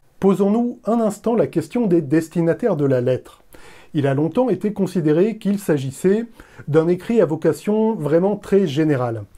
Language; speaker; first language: French; native; French